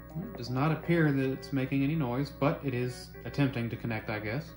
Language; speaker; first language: English; native; English